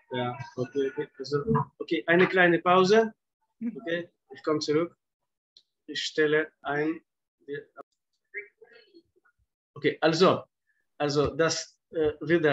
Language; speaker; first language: German; non-native, fluent; Russian